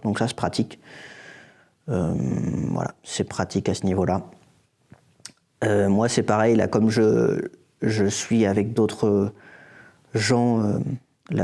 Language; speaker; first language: French; native; French